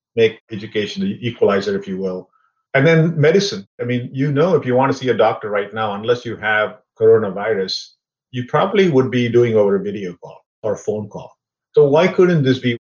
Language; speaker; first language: English; non-native, local second language; Tamil